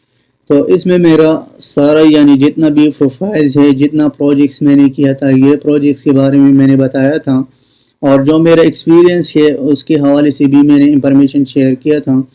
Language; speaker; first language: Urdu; non-native, local second language; Pashto